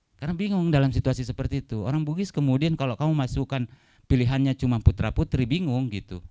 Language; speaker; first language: Indonesian; non-native, local second language; Buginese